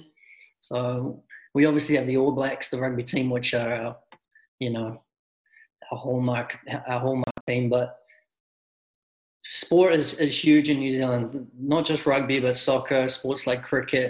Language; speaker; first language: English; native; English